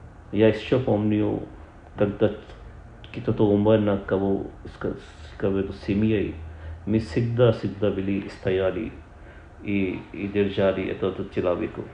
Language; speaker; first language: Russian; non-native, learner; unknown